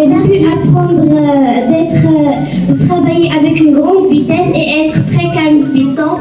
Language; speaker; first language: French; non-native, learner; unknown